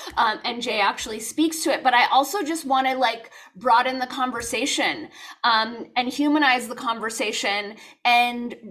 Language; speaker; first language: English; native; English